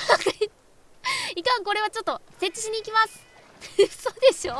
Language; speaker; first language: Japanese; native; Japanese